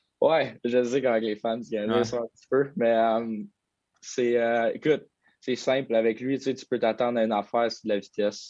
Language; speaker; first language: French; native; French